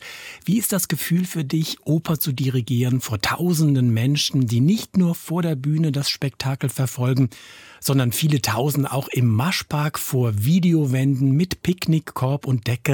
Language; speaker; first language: German; native; German